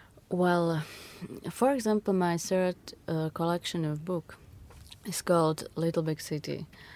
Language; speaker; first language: English; non-native, fluent; Slovak